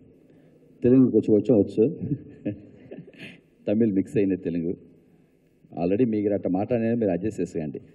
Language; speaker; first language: Telugu; non-native, learner; Tamil